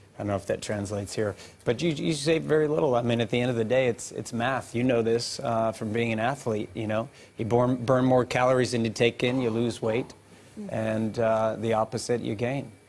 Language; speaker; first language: English; native; English